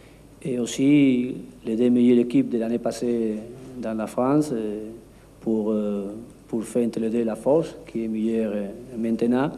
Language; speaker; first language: French; non-native, learner; Spanish